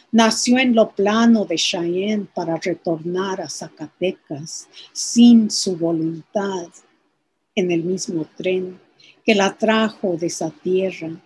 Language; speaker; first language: Spanish; early bilingual, heritage; Spanish